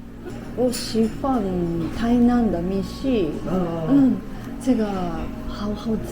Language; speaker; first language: Chinese; non-native, learner; Japanese